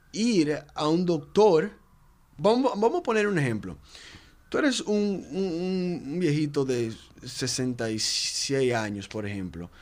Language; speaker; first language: Spanish; native; Spanish